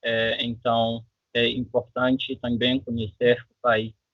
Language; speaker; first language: Portuguese; non-native, fluent; French